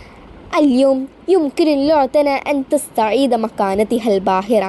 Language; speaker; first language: Arabic; non-native, learner; Malayalam